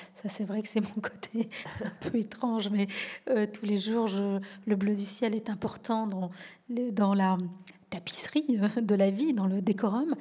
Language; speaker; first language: French; native; French